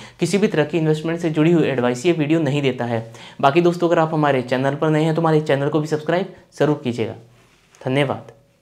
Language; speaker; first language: Hindi; native; Hindi